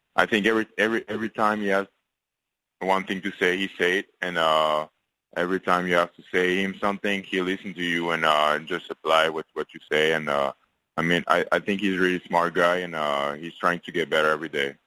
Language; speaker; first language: English; non-native, fluent; French